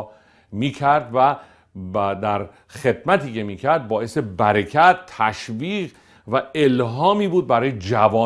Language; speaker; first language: Persian; native; Persian